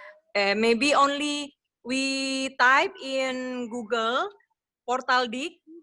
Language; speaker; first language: English; non-native, learner; Indonesian